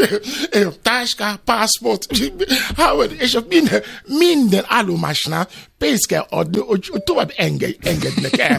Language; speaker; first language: Hungarian; non-native, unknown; Yoruba